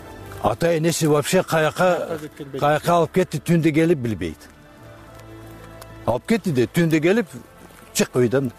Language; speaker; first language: Kyrgyz; non-native, local second language; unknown